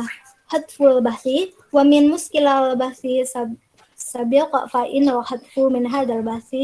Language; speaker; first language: Arabic; non-native, learner; Indonesian